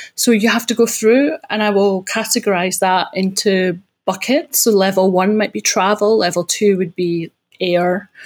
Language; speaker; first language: English; native; English